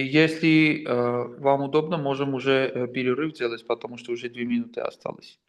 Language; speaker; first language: Russian; non-native, local second language; Armenian